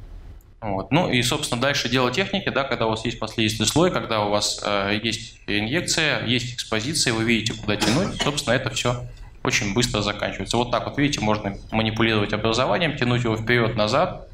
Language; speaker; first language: Russian; native; Russian